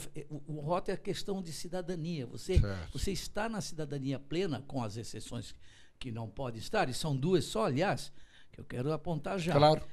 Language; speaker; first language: Portuguese; non-native, local second language; German